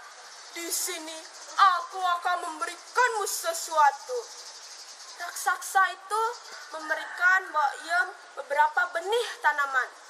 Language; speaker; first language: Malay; non-native, local second language; Balinese